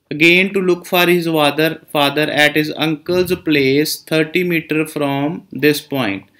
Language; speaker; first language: English; non-native, local second language; Punjabi